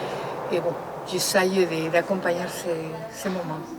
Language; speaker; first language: French; non-native, fluent; Spanish